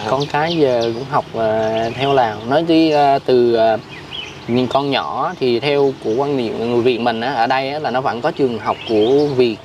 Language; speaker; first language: Vietnamese; native; Vietnamese